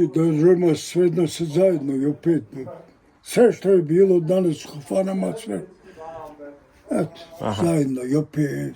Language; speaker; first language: Croatian; native; Croatian